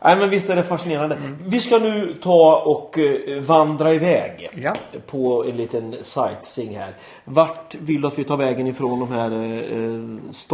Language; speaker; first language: Swedish; native; Swedish